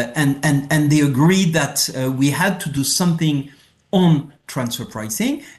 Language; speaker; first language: English; non-native, fluent; French